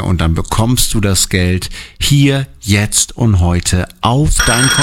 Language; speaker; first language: German; native; German